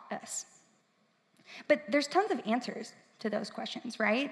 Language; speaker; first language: English; native; English